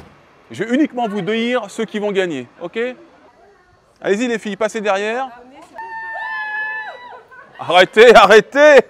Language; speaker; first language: French; native; French